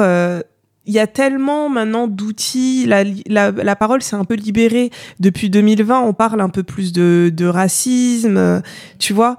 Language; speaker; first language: French; native; French